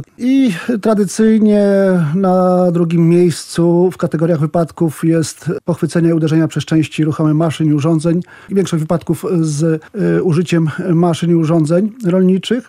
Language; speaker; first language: Polish; native; Polish